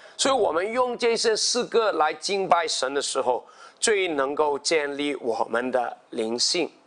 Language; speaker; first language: Chinese; non-native, local second language; Cantonese